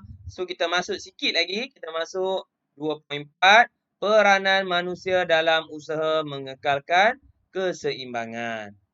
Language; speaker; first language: Malay; native; Malay